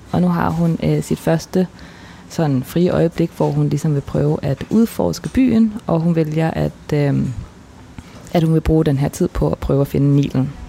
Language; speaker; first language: Danish; native; Danish